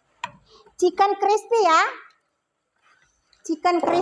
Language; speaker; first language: English; non-native, learner; Indonesian